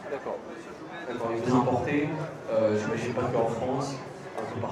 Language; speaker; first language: French; native; French